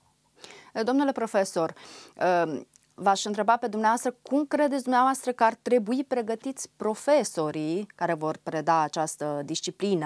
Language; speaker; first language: Romanian; native; Romanian